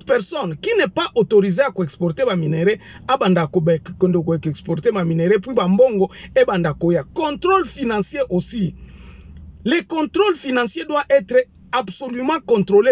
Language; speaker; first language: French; non-native, local second language; Lingala